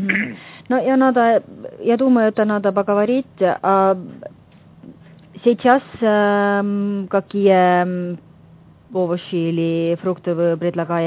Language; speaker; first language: Russian; non-native, learner; Estonian